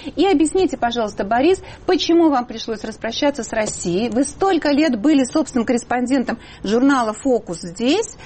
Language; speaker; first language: Russian; native; Russian